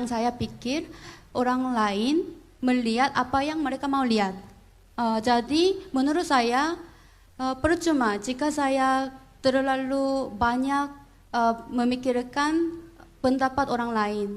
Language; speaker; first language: Indonesian; non-native, learner; Korean